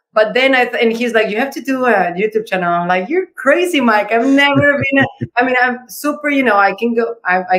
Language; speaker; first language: English; non-native, fluent; Spanish